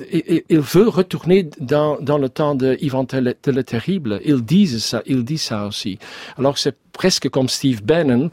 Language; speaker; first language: French; non-native, learner; Dutch